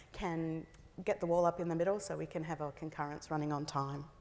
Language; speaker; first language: English; native; English